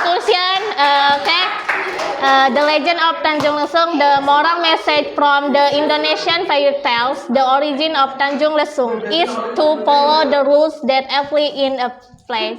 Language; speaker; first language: English; non-native, learner; Indonesian